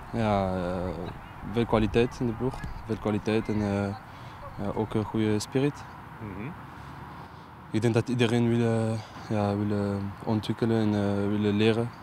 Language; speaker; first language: Dutch; non-native, local second language; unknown